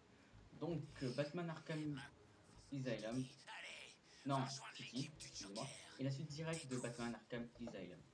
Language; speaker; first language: French; native; French